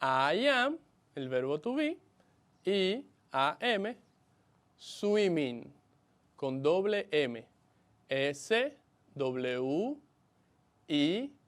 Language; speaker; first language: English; non-native, fluent; Spanish